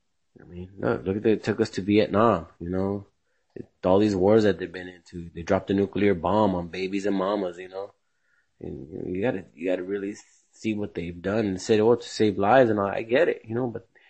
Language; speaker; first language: English; native; English